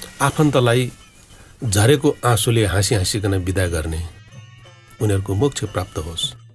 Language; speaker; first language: Nepali; non-native, local second language; Newari